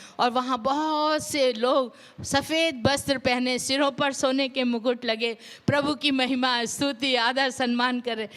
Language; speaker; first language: Hindi; non-native, local second language; Punjabi